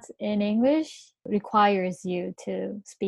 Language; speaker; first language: English; non-native, fluent; Japanese